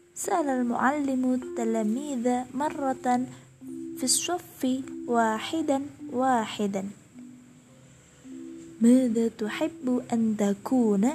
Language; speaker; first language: Arabic; non-native, learner; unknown